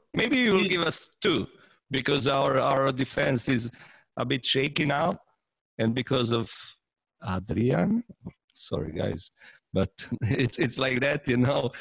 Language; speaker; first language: English; non-native, fluent; Serbian